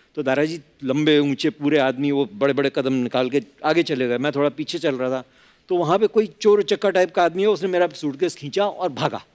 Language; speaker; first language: Hindi; native; Hindi